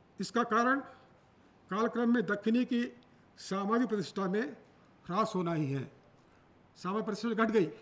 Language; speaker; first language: Hindi; non-native, local second language; Telugu